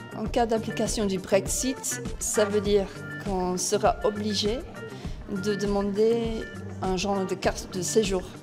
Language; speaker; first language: French; non-native, fluent; English